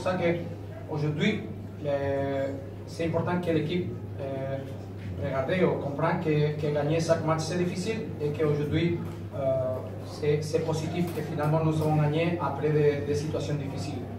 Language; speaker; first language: French; non-native, learner; Spanish